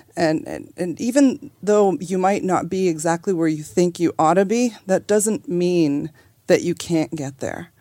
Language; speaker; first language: English; native; English